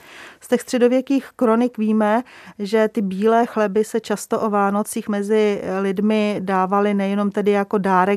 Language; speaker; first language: Czech; native; Czech